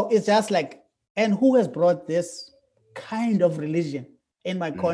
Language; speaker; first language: English; non-native, local second language; Xhosa